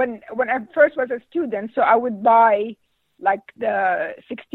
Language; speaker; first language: English; non-native, fluent; Arabic